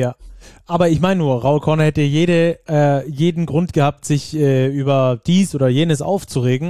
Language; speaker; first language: German; native; German